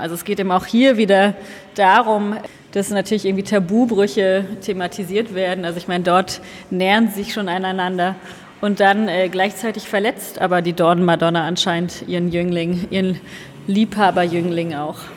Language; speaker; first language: German; native; German